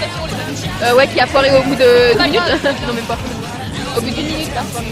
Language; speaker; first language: French; native; French